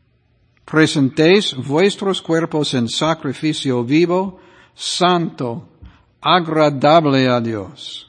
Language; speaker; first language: Spanish; non-native, fluent; English